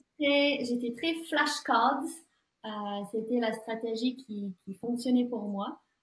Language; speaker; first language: French; non-native, fluent; English